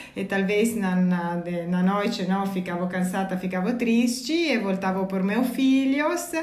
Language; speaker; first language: Portuguese; non-native, fluent; Italian